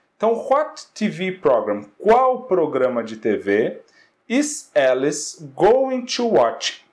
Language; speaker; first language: English; non-native, fluent; Portuguese